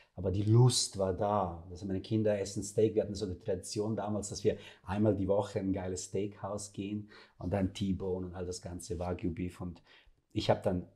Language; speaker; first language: German; non-native, fluent; Serbian